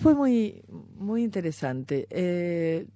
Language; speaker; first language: Spanish; native; Spanish